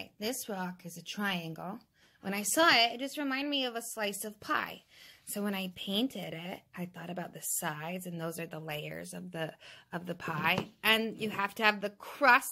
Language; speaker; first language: English; native; English